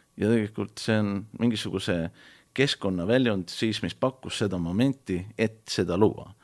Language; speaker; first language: Estonian; early bilingual, heritage; Estonian